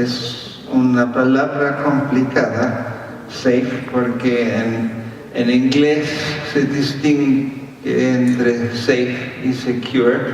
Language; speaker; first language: Spanish; non-native, fluent; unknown